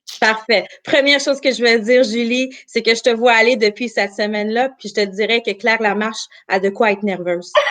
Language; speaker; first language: French; early bilingual, other home language; Armenian